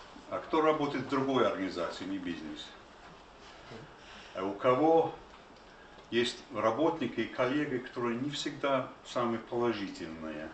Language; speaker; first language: Russian; non-native, fluent; English